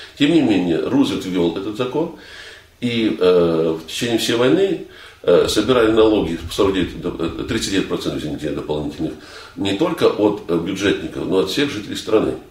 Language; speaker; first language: Russian; native; Russian